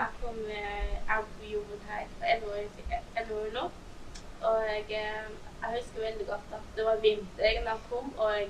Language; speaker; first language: Norwegian; early bilingual, other home language; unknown